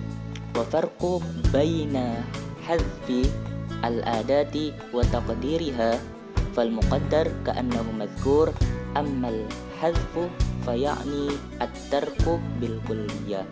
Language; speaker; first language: Arabic; non-native, learner; Indonesian